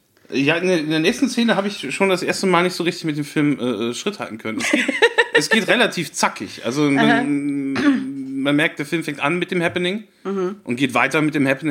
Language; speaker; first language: German; native; German